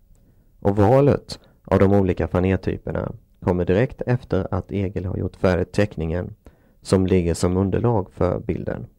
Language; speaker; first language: Swedish; native; Swedish